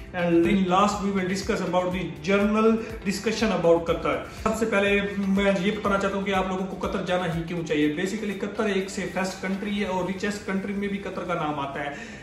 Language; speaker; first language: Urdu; non-native, local second language; Punjabi